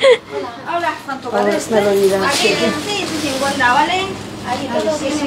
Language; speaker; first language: Spanish; non-native, learner; Chinese